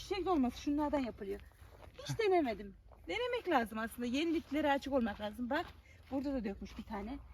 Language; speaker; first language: Turkish; native; Turkish